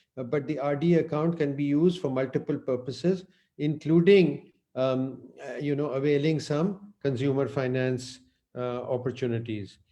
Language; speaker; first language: English; non-native, local second language; Urdu